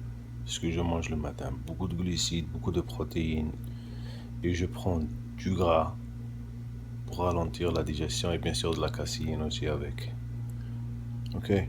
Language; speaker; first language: French; non-native, local second language; Arabic